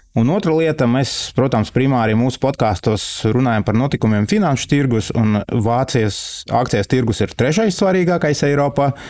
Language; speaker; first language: Latvian; non-native, local second language; Russian